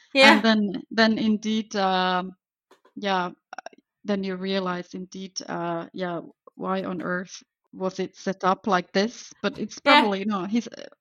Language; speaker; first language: English; non-native, fluent; Finnish